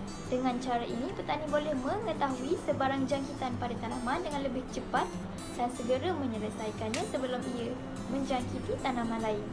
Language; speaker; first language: Malay; native; Malay